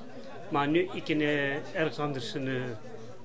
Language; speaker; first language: Dutch; non-native, learner; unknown